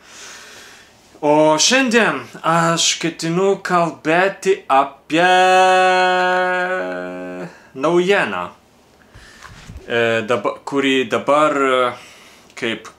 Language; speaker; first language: Lithuanian; non-native, fluent; Japanese